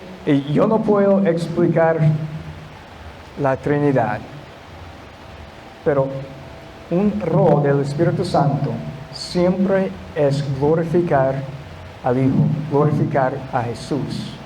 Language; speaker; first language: Spanish; non-native, fluent; English